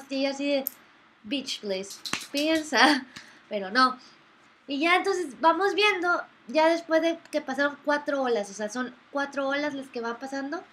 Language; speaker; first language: Spanish; native; Spanish